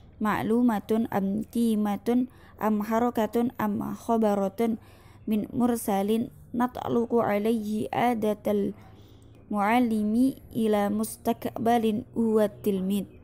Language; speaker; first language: Arabic; non-native, learner; Indonesian